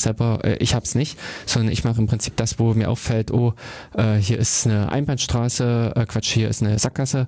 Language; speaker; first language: German; native; German